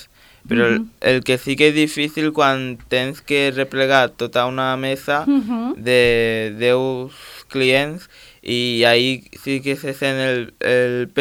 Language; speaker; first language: Catalan; non-native, local second language; Spanish